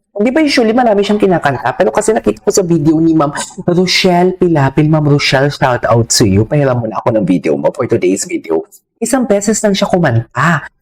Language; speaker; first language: Filipino; non-native, local second language; Hiligaynon